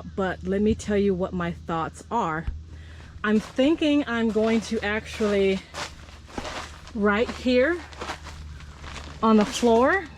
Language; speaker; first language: English; native; English